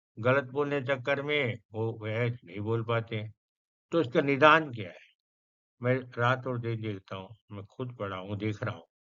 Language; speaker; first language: Hindi; non-native, local second language; Punjabi